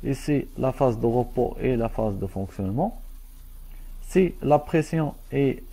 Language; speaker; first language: French; non-native, local second language; Arabic